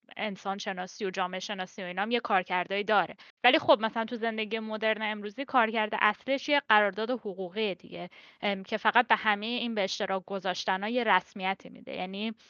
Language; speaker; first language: Persian; native; Persian